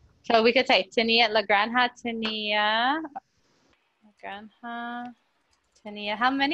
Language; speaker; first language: Spanish; non-native, fluent; English